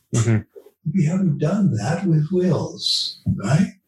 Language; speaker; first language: English; early bilingual, other home language; Dutch